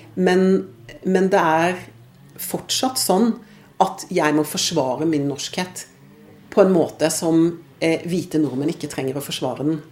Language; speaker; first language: Norwegian; early bilingual, other home language; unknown